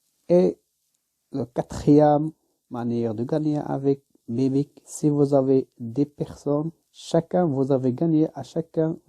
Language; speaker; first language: French; non-native, learner; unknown